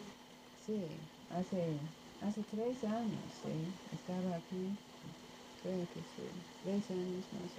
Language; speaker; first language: Spanish; non-native, learner; English